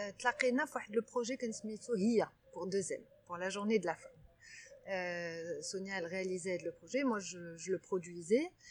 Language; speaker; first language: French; non-native, local second language; Arabic